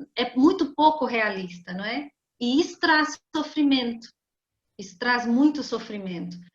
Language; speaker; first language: Portuguese; native; Portuguese